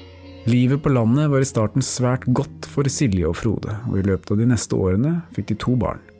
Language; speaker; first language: Norwegian; native; Norwegian